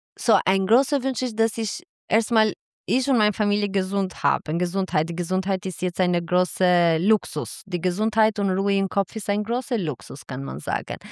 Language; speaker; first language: German; non-native, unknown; Albanian